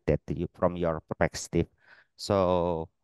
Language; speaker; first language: English; non-native, learner; Indonesian